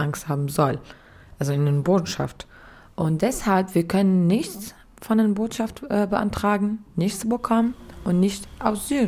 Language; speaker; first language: German; non-native, fluent; Arabic